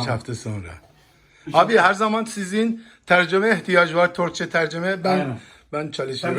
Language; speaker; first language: Turkish; non-native, learner; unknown